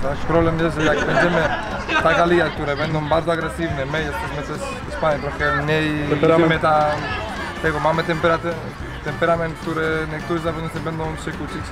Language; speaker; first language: Polish; non-native, learner; Spanish